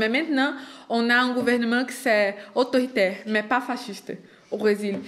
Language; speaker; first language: French; non-native, fluent; Portuguese